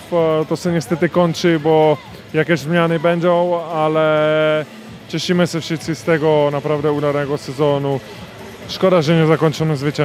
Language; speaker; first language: Polish; non-native, fluent; Czech